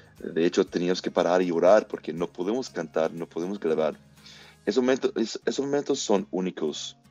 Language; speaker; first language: Spanish; non-native, fluent; English